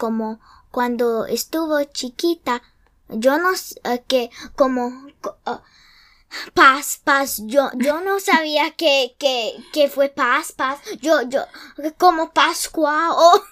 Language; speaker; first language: Spanish; early bilingual, heritage; English